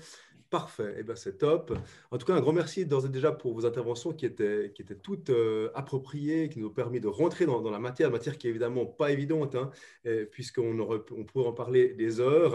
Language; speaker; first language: French; native; French